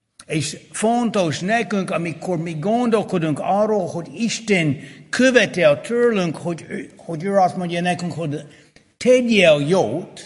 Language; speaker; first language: Hungarian; early bilingual, heritage; Hungarian